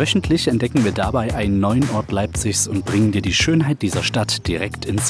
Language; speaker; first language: German; native; German